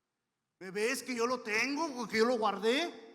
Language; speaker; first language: Spanish; native; Spanish